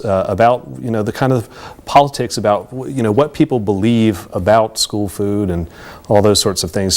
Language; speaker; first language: English; native; English